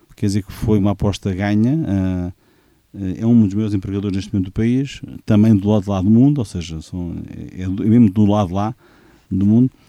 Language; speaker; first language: Portuguese; native; Portuguese